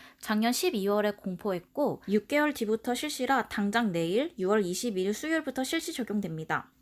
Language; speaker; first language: Korean; native; Korean